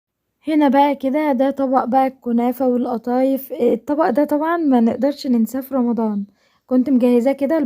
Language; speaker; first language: Arabic; native; Arabic